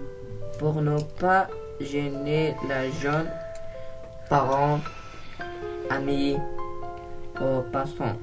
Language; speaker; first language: French; non-native, learner; Persian